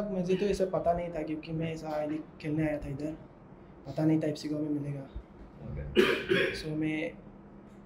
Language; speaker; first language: Hindi; non-native, local second language; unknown